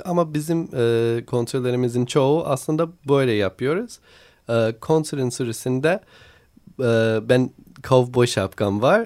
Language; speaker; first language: Turkish; non-native, learner; English